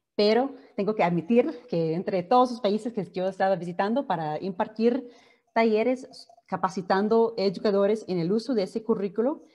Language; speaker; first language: Spanish; non-native, fluent; English